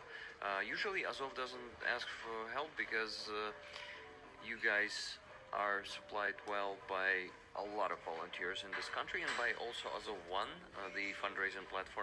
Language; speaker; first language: English; non-native, fluent; Ukrainian